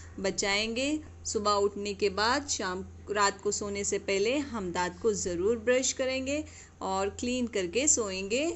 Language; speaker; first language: Hindi; non-native, local second language; Urdu